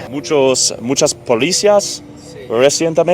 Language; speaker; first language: Spanish; non-native, learner; English